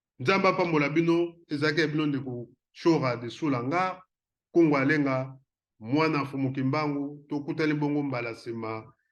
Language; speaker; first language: Lingala; non-native, local second language; Kongo